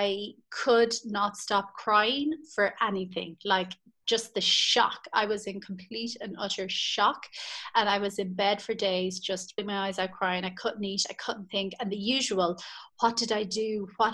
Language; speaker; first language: English; native; English